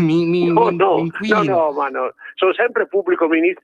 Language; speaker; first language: Italian; native; Italian